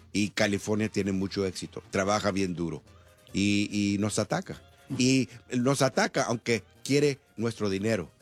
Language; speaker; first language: Spanish; early bilingual, heritage; Spanish